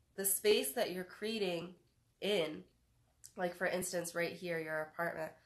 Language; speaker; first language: English; native; English